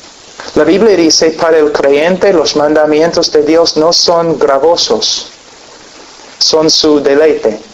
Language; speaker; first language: Spanish; non-native, fluent; English